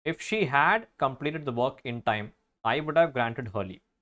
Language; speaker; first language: English; non-native, local second language; Malayalam